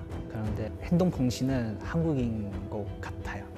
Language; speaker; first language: Korean; non-native, learner; Chinese